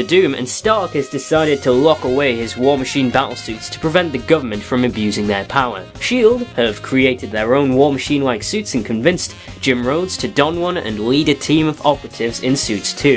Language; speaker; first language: English; native; English